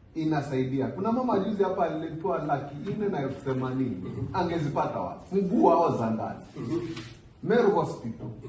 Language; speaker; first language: Swahili; non-native, local second language; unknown